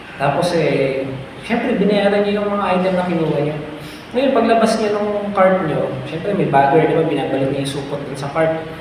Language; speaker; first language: Filipino; native; Filipino